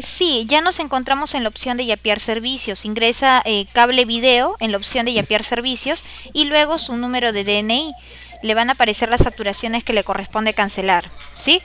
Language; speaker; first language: Spanish; native; Spanish